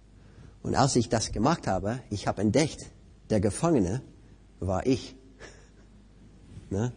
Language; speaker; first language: German; non-native, fluent; English